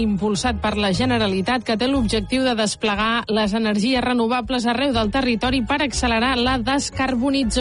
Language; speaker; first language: Catalan; native; Catalan